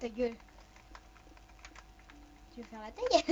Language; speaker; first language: French; native; French